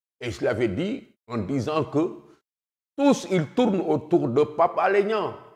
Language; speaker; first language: French; non-native, local second language; Wolof